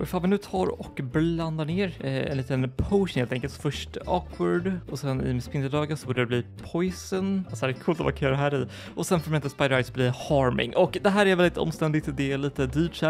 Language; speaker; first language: Swedish; native; Swedish